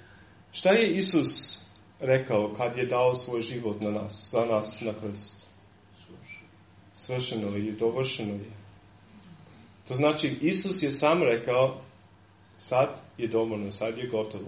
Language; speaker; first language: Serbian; non-native, fluent; German